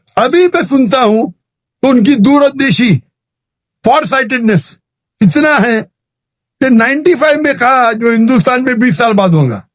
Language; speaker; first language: Urdu; non-native, local second language; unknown